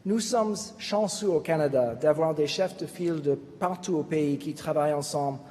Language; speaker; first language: French; non-native, local second language; English